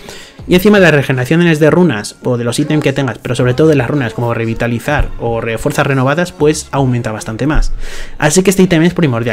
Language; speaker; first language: Spanish; native; Spanish